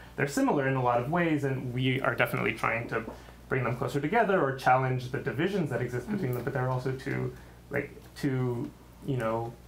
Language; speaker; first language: English; early bilingual, other home language; Armenian